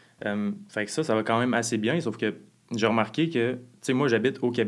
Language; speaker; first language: French; native; French